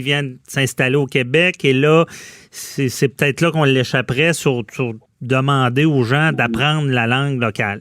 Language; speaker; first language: French; native; French